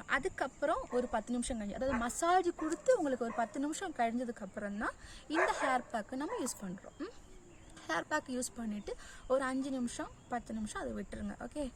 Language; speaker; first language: Tamil; non-native, local second language; Malayalam